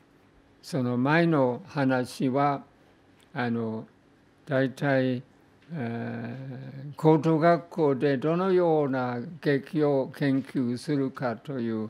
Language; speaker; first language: Japanese; non-native, fluent; English